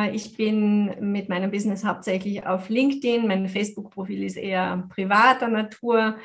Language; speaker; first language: German; non-native, fluent; French